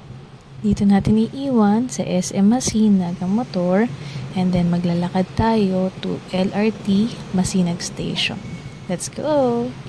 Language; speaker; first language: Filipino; native; Filipino